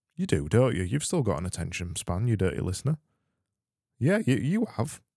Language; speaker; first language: English; native; English